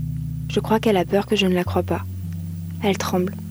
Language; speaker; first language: French; native; French